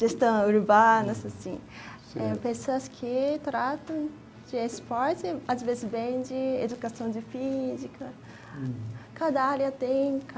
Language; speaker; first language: Portuguese; non-native, fluent; Japanese